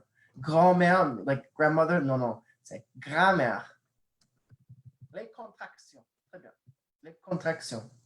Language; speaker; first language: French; non-native, fluent; English